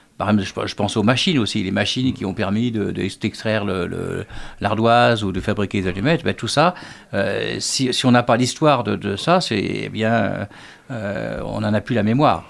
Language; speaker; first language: French; native; French